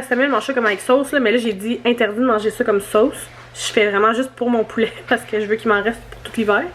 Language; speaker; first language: French; native; French